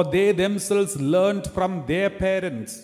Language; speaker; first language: English; non-native, local second language; Malayalam